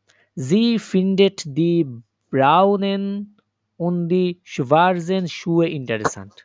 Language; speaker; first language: German; non-native, learner; Bangla